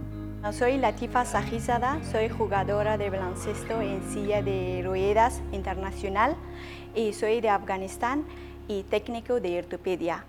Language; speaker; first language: Spanish; non-native, learner; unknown